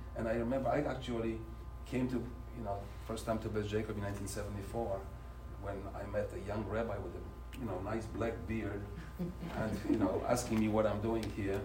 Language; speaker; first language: English; non-native, fluent; Polish